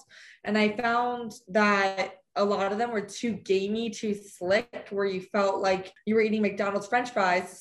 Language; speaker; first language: English; native; English